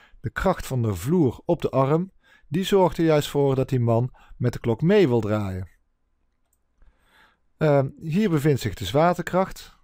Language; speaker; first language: Dutch; native; Dutch